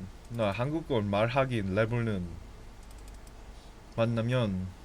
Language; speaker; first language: Korean; non-native, learner; English